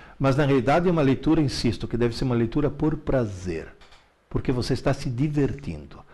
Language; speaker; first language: Portuguese; early bilingual, other home language; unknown